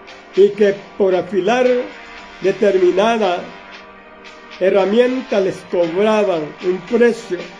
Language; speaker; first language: Spanish; native; Spanish